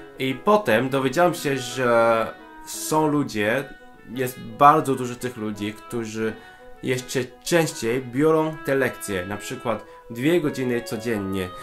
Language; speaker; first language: Polish; non-native, fluent; Cantonese